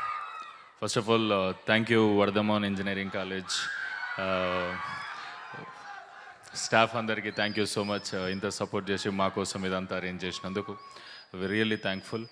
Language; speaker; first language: Telugu; native; Telugu